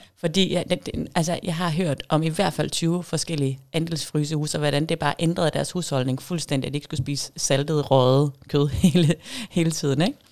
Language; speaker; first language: Danish; native; Danish